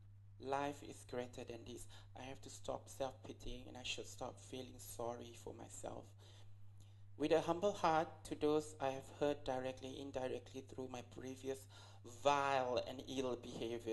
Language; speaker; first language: English; non-native, local second language; Malay